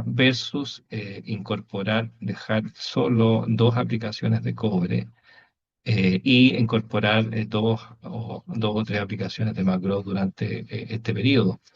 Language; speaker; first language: Spanish; native; Spanish